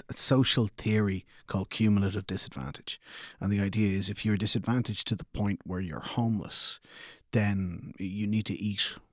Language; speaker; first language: English; native; English